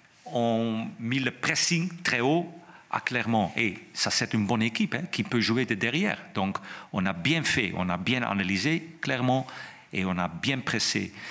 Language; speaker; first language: French; non-native, fluent; Dutch